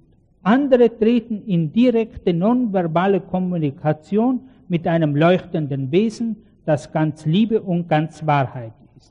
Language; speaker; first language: German; native; German